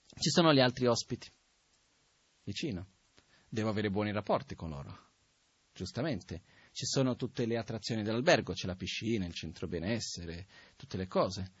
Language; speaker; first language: Italian; non-native, fluent; Portuguese